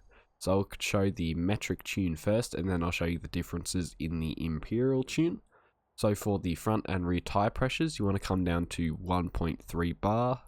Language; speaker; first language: English; native; English